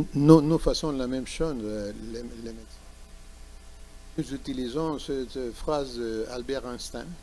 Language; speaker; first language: French; non-native, learner; Spanish